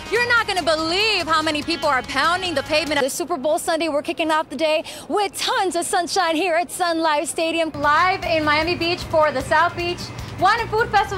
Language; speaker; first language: English; early bilingual, other home language; Spanish